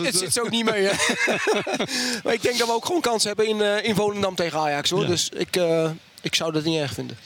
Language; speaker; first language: Dutch; native; Dutch